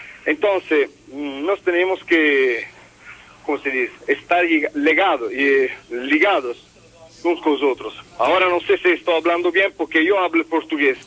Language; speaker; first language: Spanish; non-native, learner; Portuguese